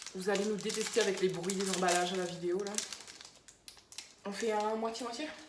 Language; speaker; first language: French; native; French